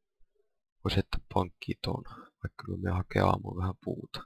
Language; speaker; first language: Finnish; native; Finnish